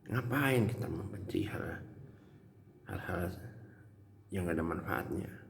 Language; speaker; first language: Indonesian; native; Indonesian